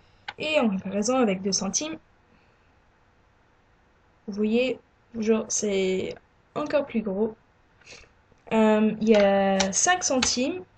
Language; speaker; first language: French; non-native, learner; English